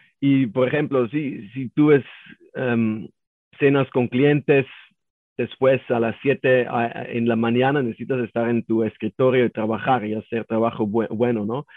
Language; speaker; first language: Spanish; non-native, learner; German